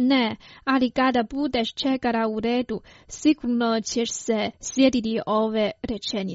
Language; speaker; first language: Croatian; non-native, fluent; Chinese